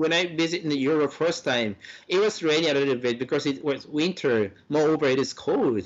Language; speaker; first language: English; non-native, fluent; Japanese